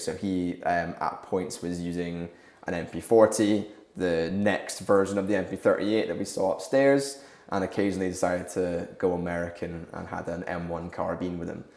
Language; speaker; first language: English; native; English